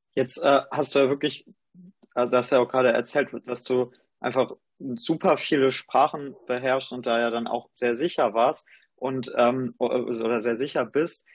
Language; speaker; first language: German; native; German